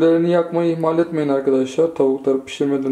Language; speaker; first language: Turkish; native; Turkish